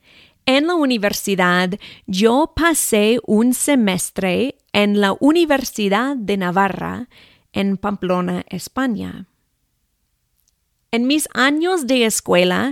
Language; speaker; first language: Spanish; non-native, fluent; English